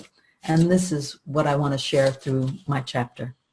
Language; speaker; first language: English; native; English